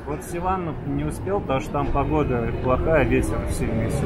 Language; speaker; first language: Russian; native; Russian